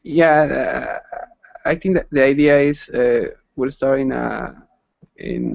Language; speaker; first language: English; non-native, learner; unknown